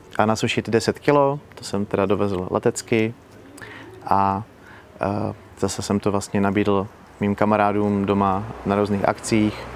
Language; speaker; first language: Czech; native; Czech